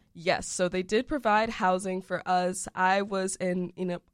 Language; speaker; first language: English; native; English